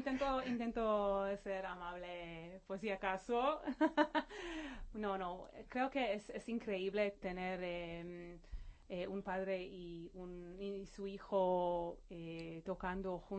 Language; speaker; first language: Spanish; non-native, fluent; Hebrew